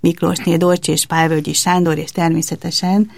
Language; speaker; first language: Hungarian; native; Hungarian